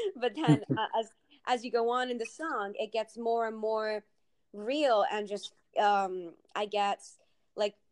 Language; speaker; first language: English; early bilingual, other home language; Italian